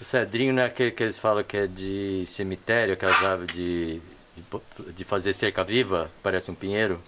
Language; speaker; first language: Portuguese; native; Portuguese